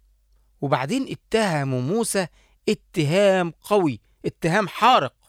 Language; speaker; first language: Arabic; native; Arabic